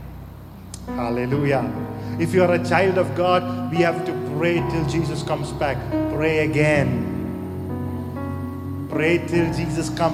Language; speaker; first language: English; non-native, local second language; Malayalam